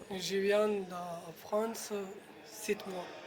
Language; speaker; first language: French; non-native, learner; Pashto